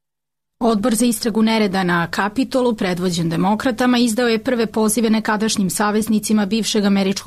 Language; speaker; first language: Serbian; native; Serbian